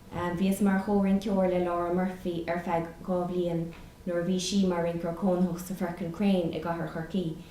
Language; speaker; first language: Irish; non-native, local second language; English